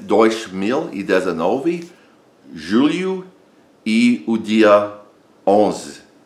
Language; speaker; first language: Portuguese; non-native, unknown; English